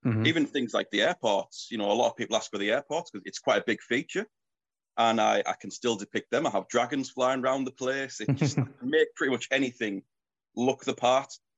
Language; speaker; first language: English; native; English